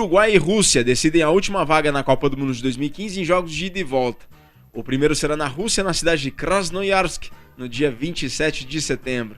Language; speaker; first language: Portuguese; native; Portuguese